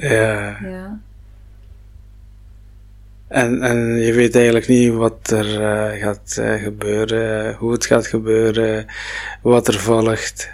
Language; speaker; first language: Dutch; non-native, local second language; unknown